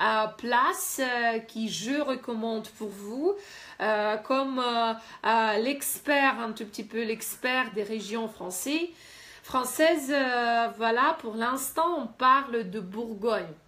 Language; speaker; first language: French; non-native, fluent; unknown